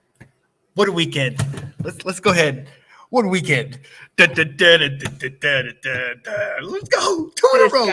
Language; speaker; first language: English; native; English